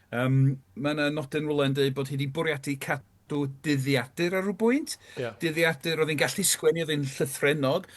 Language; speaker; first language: Welsh; non-native, fluent; English